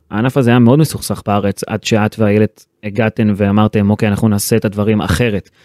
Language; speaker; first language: Hebrew; native; Hebrew